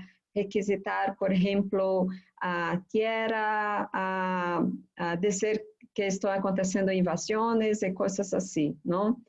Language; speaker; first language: Spanish; non-native, fluent; Portuguese